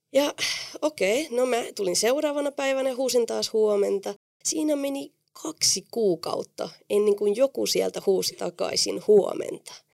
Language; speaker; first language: Finnish; non-native, fluent; Spanish